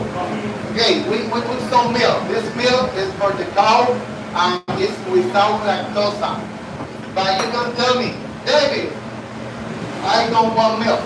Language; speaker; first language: English; non-native, learner; Spanish